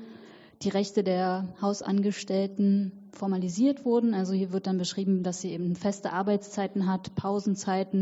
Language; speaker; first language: German; native; German